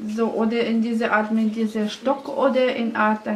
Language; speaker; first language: German; non-native, learner; Russian